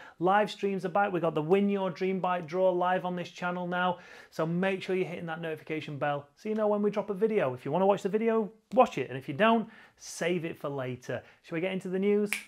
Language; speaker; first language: English; native; English